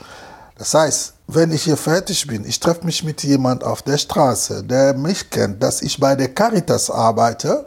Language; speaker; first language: German; non-native, fluent; Lingala